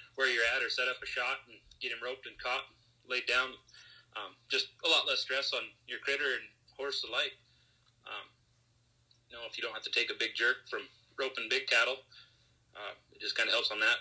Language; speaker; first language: English; native; English